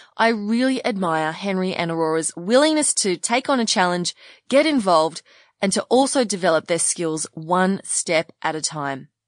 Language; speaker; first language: English; native; English